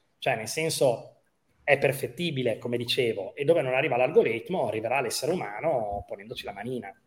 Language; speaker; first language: Italian; native; Italian